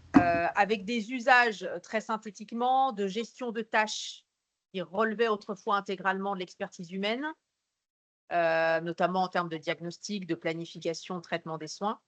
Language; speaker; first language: French; native; French